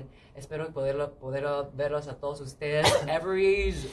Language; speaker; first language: Spanish; non-native, learner; Korean